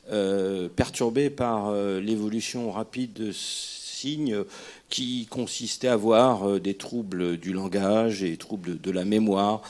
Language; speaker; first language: French; native; French